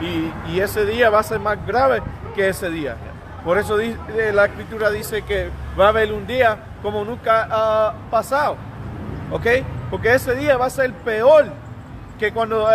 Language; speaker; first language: Spanish; early bilingual, heritage; Spanish